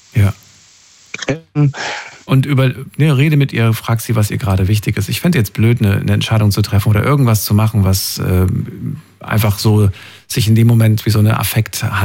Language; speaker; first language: German; native; German